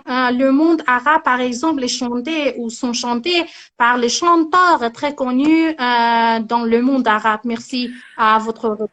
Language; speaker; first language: French; non-native, learner; Persian